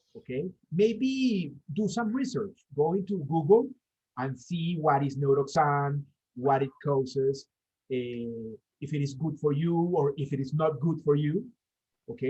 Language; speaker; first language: English; non-native, fluent; Spanish